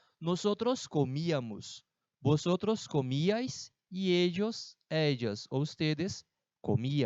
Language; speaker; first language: Spanish; non-native, fluent; Portuguese